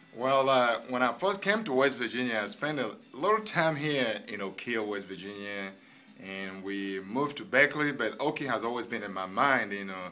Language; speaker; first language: English; non-native, local second language; Igbo